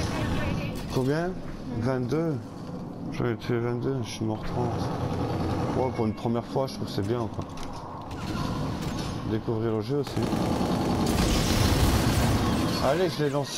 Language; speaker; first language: French; native; French